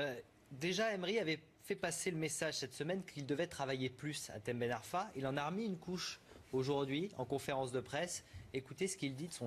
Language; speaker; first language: French; native; French